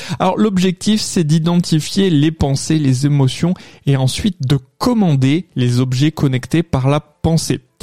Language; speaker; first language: French; native; French